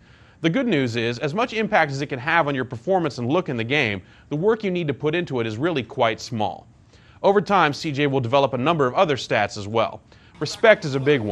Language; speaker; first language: English; native; English